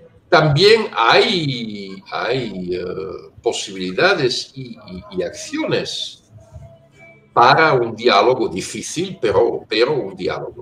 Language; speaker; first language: Spanish; non-native, fluent; Italian